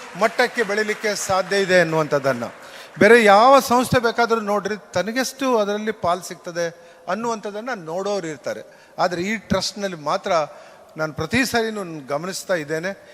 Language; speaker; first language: Kannada; native; Kannada